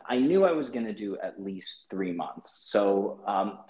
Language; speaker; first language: English; early bilingual, other home language; Filipino